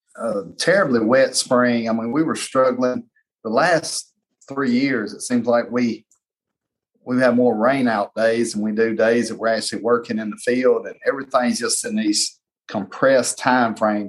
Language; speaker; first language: English; native; English